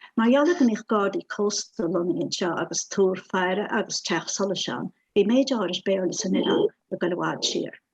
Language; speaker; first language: Irish; native; Irish